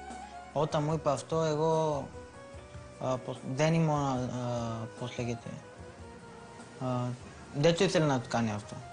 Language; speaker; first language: Greek; early bilingual, other home language; Bulgarian